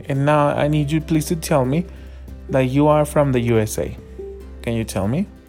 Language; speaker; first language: English; non-native, fluent; Spanish